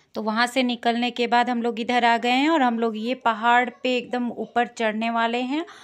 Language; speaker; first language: Hindi; native; Hindi